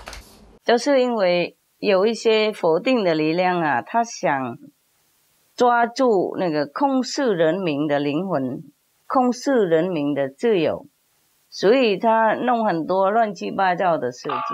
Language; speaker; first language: Chinese; non-native, fluent; Vietnamese